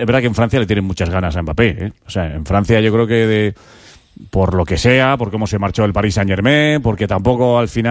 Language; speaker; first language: Spanish; native; Spanish